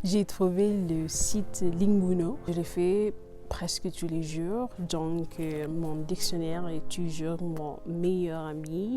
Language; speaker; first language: French; non-native, learner; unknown